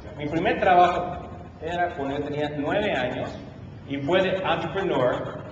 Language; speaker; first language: Spanish; early bilingual, heritage; Spanish